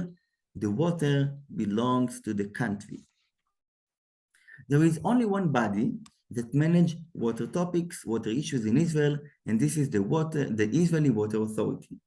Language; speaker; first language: English; non-native, fluent; Hebrew